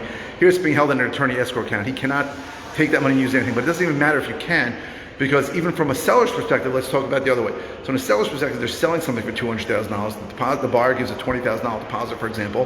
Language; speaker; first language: English; native; English